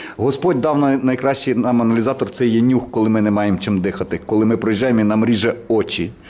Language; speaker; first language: Ukrainian; non-native, local second language; Russian